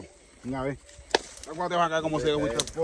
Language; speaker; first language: Spanish; native; Spanish